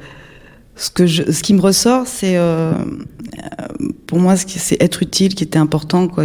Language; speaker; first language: French; native; French